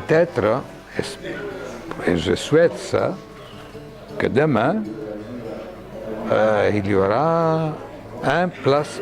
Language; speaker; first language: French; non-native, fluent; Greek